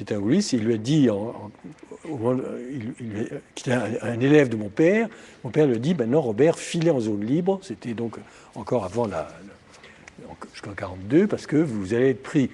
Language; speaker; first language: French; native; French